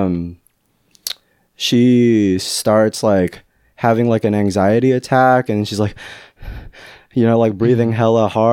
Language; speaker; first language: English; native; English